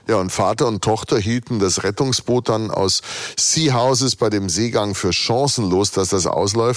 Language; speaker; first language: German; native; German